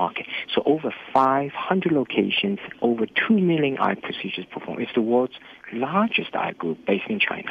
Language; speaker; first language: English; non-native, fluent; Chinese